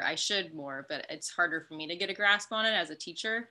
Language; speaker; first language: English; native; English